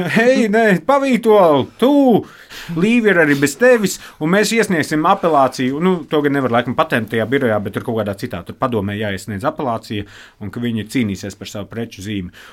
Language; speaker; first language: Latvian; native; Latvian